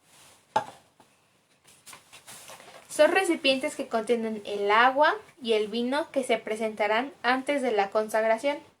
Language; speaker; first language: Spanish; native; Spanish